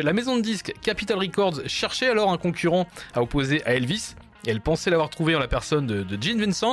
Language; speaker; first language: French; native; French